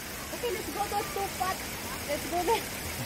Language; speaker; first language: English; non-native, learner; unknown